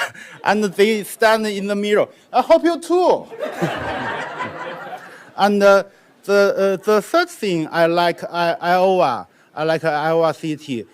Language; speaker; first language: English; non-native, learner; Chinese